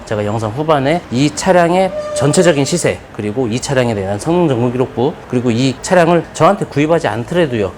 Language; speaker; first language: Korean; native; Korean